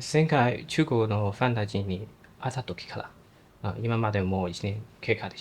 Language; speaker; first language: Japanese; non-native, learner; Chinese